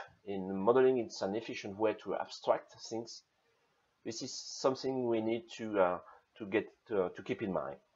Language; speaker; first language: English; non-native, fluent; French